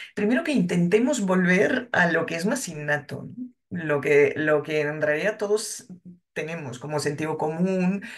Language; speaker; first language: Spanish; non-native, fluent; French